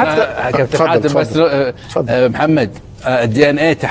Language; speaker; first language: Arabic; native; Arabic